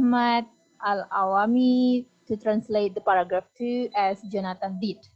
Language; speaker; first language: English; non-native, fluent; Indonesian